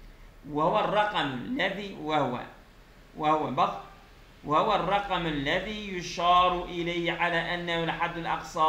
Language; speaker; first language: Arabic; non-native, fluent; Turkish